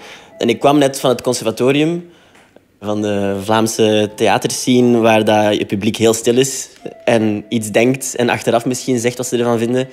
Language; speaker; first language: Dutch; native; Dutch